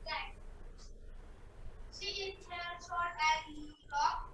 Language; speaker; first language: English; non-native, learner; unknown